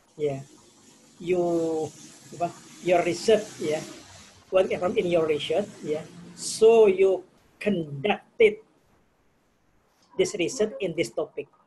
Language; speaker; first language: English; non-native, fluent; Indonesian